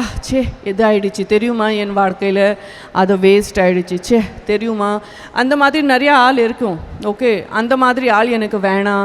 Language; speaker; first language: Tamil; non-native, local second language; Gujarati